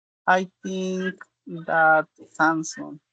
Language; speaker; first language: English; non-native, learner; Spanish